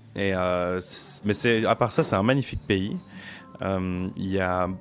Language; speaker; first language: French; native; French